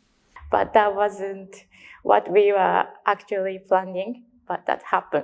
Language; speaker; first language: English; non-native, learner; Japanese